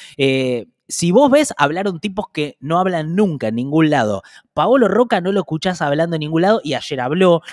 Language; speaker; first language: Spanish; native; Spanish